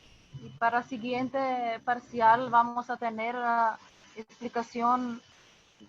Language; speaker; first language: Spanish; non-native, fluent; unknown